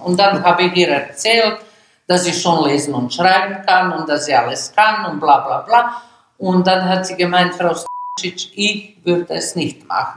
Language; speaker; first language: German; non-native, fluent; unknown